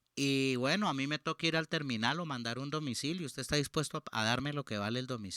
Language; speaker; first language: Spanish; native; Spanish